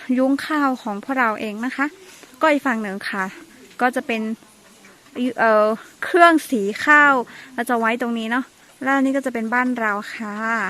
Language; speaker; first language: Thai; non-native, local second language; S'gaw Karen